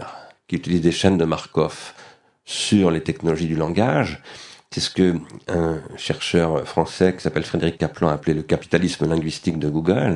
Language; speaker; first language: French; native; French